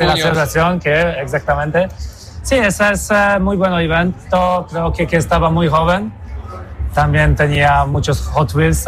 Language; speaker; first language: Spanish; non-native, fluent; Polish